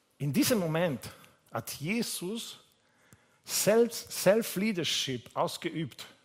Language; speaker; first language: German; non-native, fluent; Italian